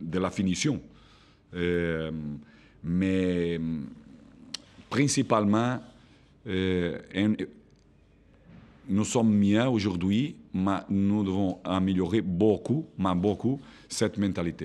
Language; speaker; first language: French; non-native, fluent; Portuguese